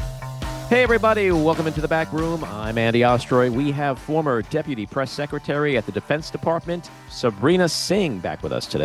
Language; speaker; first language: English; native; English